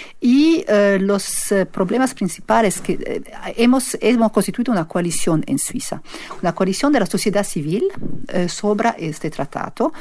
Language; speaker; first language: Spanish; non-native, fluent; Italian